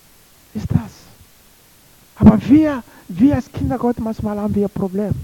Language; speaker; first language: German; non-native, learner; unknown